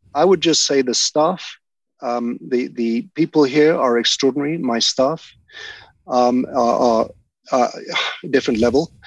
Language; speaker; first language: English; native; English